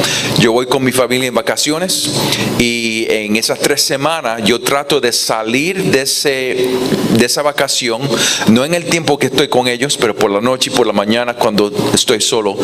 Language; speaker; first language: Spanish; non-native, fluent; English